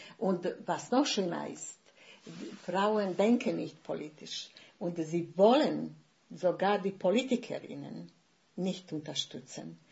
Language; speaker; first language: German; non-native, fluent; Bosnian